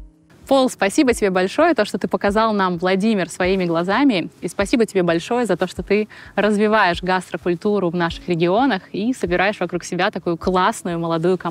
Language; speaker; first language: Russian; native; Russian